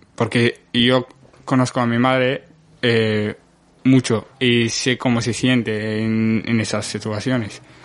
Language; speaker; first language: Spanish; non-native, fluent; Arabic